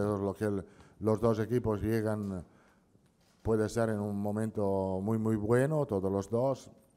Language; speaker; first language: Spanish; non-native, fluent; Italian